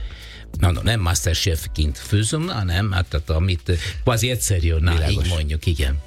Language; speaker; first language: Hungarian; non-native, fluent; Italian